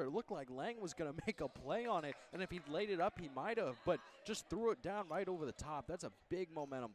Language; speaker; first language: English; native; English